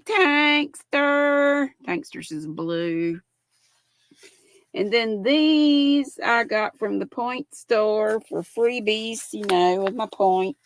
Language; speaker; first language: English; native; English